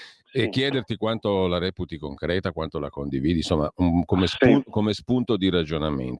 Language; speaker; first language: Italian; native; Italian